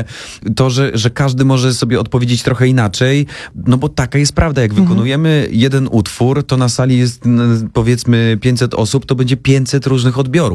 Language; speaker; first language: Polish; native; Polish